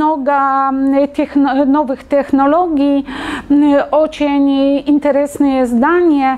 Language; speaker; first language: Russian; non-native, learner; Polish